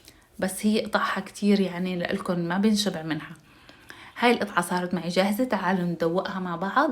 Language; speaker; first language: Arabic; native; Arabic